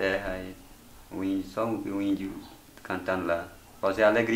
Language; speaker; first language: Portuguese; non-native, local second language; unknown